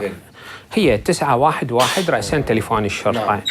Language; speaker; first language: Arabic; native; Arabic